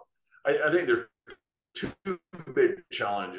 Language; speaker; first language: English; native; English